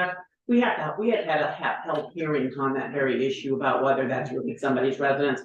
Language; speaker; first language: English; native; English